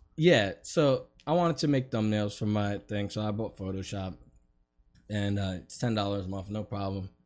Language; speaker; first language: English; native; English